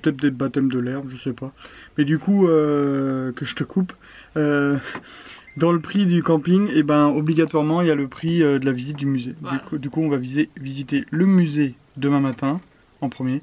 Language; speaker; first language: French; native; French